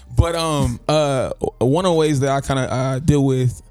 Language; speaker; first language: English; native; English